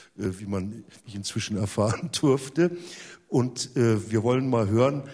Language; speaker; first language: German; native; German